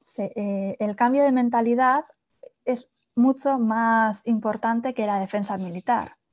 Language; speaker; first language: Spanish; native; Spanish